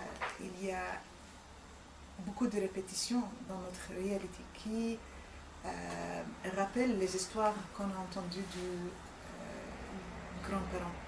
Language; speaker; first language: French; non-native, fluent; Arabic